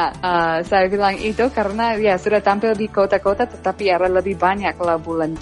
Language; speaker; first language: Indonesian; non-native, fluent; English